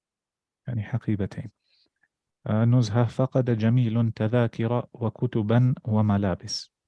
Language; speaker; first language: Arabic; non-native, fluent; English